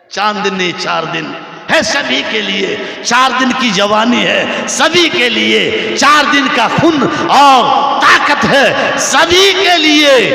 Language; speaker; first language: Urdu; non-native, local second language; Bangla